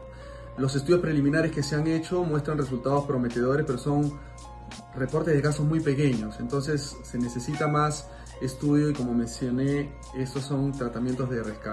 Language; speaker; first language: Spanish; native; Spanish